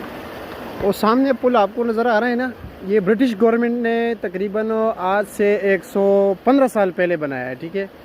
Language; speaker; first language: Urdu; non-native, local second language; Pashto